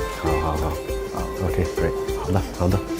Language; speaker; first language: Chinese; non-native, learner; English